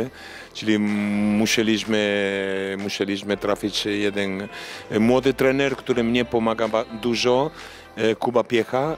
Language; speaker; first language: Polish; non-native, learner; Italian